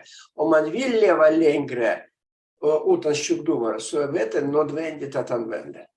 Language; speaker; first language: Swedish; non-native, fluent; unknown